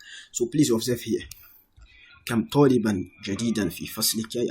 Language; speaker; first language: Arabic; non-native, fluent; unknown